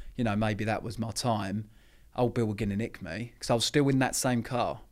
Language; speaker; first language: English; native; English